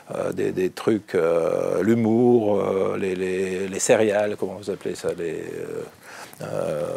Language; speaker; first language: French; non-native, fluent; Russian